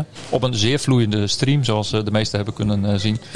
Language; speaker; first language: Dutch; native; Dutch